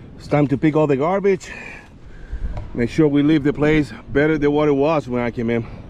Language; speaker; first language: English; non-native, local second language; Spanish